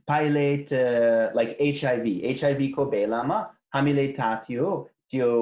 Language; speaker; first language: Nepali; non-native, fluent; English